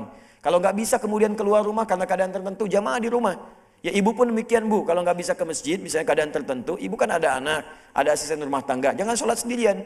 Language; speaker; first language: Indonesian; native; Indonesian